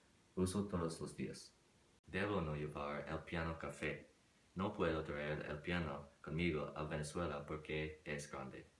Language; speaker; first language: Spanish; non-native, learner; English